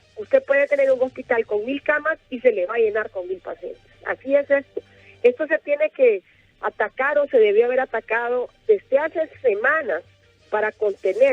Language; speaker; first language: Spanish; native; Spanish